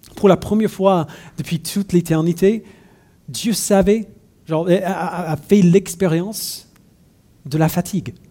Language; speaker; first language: French; non-native, fluent; English